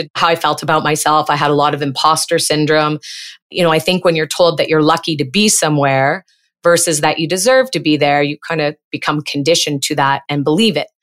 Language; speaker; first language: English; native; English